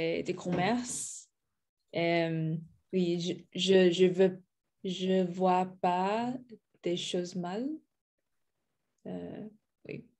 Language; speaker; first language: French; non-native, learner; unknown